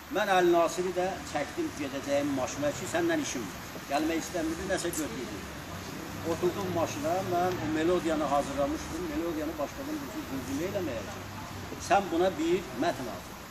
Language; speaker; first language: Azerbaijani; non-native, local second language; Talysh